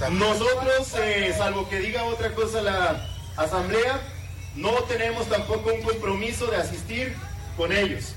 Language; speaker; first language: Spanish; native; Spanish